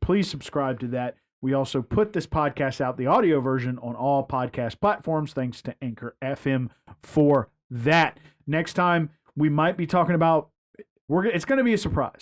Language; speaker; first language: English; native; English